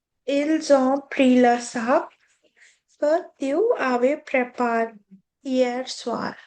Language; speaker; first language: French; non-native, learner; Hindi